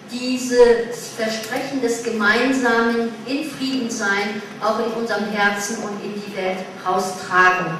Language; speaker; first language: German; non-native, fluent; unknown